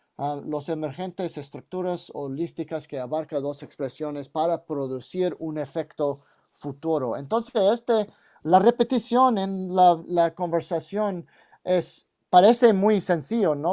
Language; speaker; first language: Spanish; non-native, fluent; English